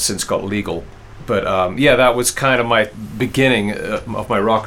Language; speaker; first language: English; native; English